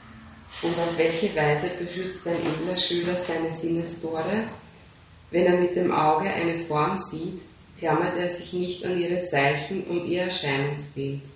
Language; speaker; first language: German; native; German